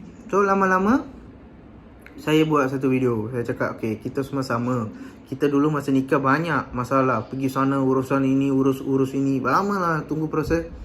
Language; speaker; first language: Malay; non-native, local second language; Tamil